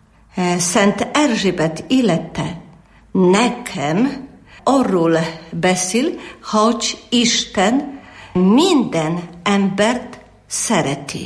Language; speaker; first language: Hungarian; non-native, learner; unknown